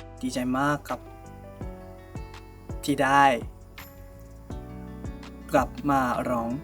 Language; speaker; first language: Thai; non-native, learner; Japanese